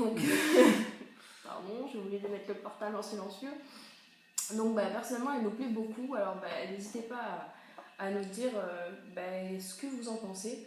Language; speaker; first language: French; native; French